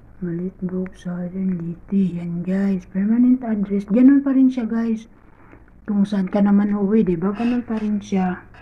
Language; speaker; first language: Filipino; non-native, local second language; Cebuano